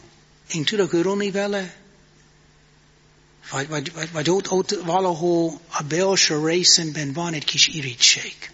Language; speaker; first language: Hungarian; non-native, fluent; English